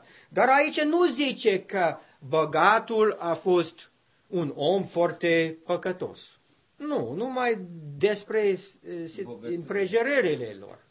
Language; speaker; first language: Romanian; non-native, learner; English